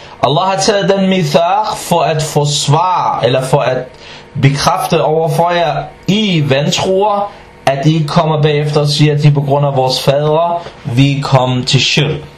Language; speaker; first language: Danish; non-native, fluent; Arabic